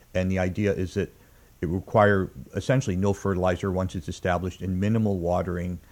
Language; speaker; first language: English; native; English